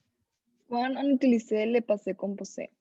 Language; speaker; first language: French; non-native, learner; Spanish